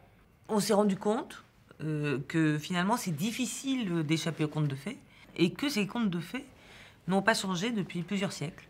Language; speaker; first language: French; native; French